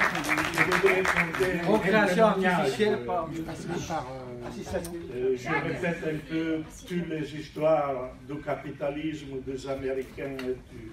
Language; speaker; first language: French; non-native, learner; Italian